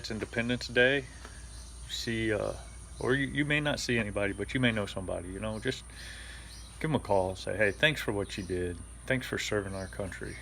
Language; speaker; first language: English; native; English